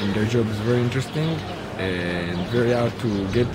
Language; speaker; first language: English; non-native, fluent; Hebrew